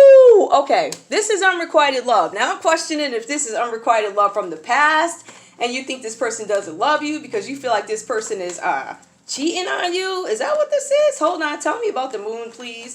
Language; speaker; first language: English; native; English